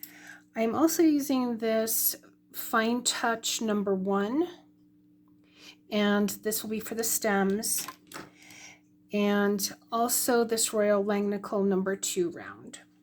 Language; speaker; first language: English; native; English